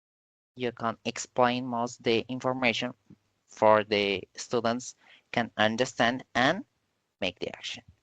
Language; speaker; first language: English; non-native, learner; Spanish